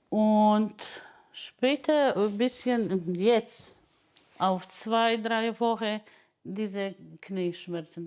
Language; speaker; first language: German; non-native, learner; Polish